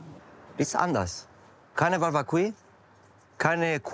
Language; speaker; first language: German; non-native, learner; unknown